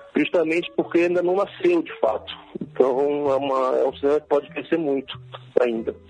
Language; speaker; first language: Portuguese; native; Portuguese